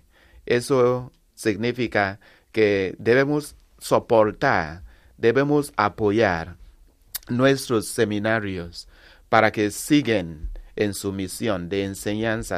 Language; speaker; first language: Spanish; non-native, learner; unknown